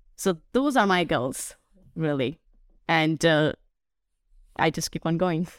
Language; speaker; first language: English; non-native, local second language; Hindi